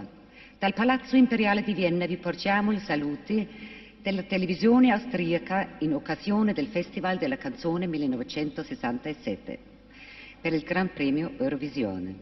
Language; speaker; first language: Italian; non-native, learner; German